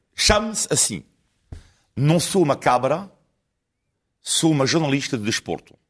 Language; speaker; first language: Portuguese; non-native, fluent; French